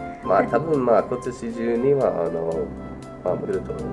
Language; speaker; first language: Japanese; non-native, fluent; English